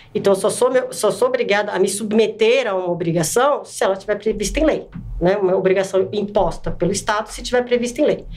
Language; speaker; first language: Portuguese; native; Portuguese